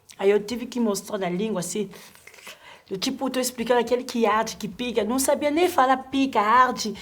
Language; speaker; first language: Portuguese; native; Portuguese